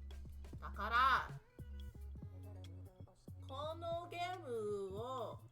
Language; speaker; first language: Japanese; non-native, learner; English